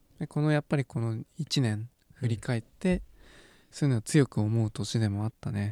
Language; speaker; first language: Japanese; native; Japanese